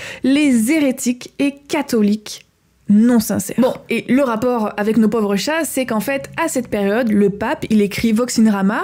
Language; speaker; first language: French; native; French